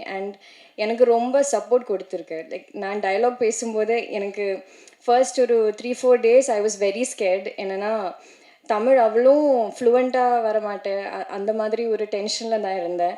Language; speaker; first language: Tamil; non-native, learner; Malayalam